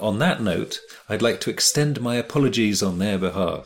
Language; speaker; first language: English; native; English